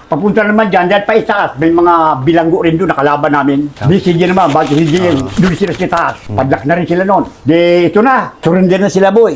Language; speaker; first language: Filipino; native; Filipino